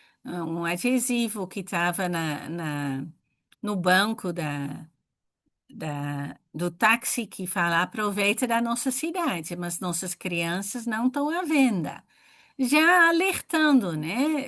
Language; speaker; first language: Portuguese; non-native, fluent; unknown